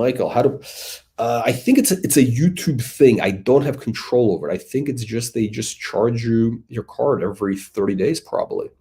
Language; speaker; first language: English; native; English